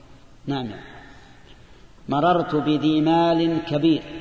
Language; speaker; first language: Arabic; native; Arabic